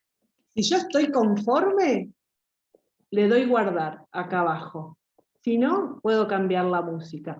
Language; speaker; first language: Spanish; native; Spanish